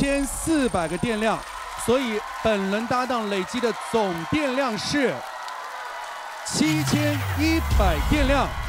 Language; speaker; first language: Chinese; native; Chinese